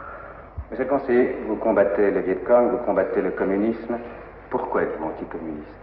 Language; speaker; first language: French; native; French